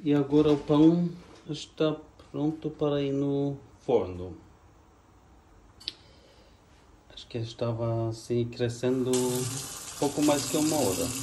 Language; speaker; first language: Portuguese; non-native, fluent; Norwegian